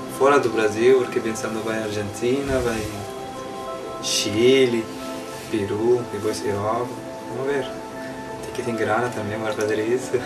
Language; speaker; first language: Portuguese; non-native, learner; Arabic